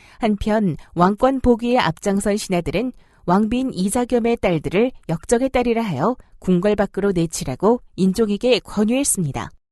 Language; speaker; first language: Korean; native; Korean